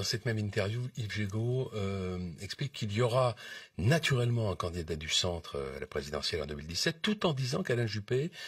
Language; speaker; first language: French; native; French